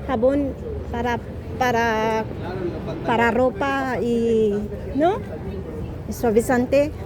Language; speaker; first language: Spanish; early bilingual, other home language; Filipino